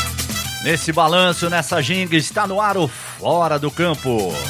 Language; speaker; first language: Portuguese; native; Portuguese